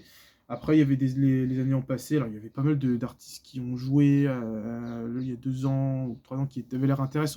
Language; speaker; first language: French; native; French